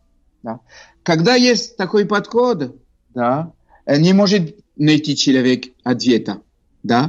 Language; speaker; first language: Russian; non-native, fluent; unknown